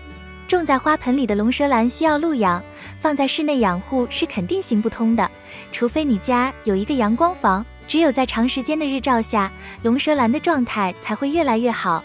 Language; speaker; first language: Chinese; native; Chinese